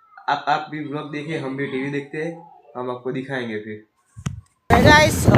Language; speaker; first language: Hindi; non-native, local second language; Gujarati